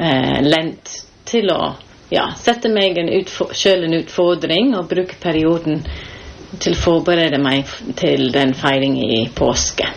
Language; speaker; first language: Norwegian; non-native, fluent; English